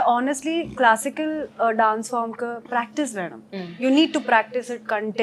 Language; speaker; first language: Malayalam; non-native, local second language; Hindi